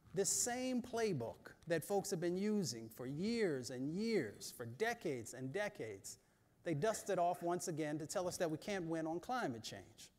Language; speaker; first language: English; native; English